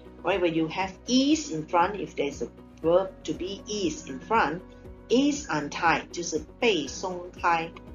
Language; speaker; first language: English; non-native, local second language; Chinese